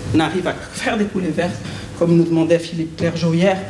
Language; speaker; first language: French; native; French